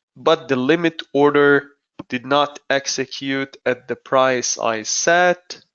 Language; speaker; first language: English; non-native, fluent; Hebrew